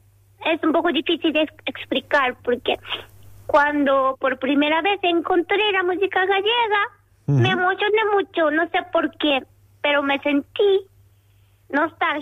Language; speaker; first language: Spanish; non-native, learner; Japanese